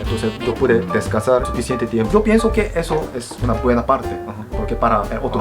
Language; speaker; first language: Spanish; non-native, fluent; Korean